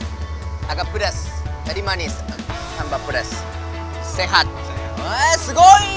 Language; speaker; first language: Indonesian; non-native, learner; Japanese